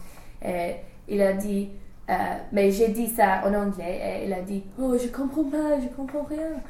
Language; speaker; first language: French; non-native, learner; English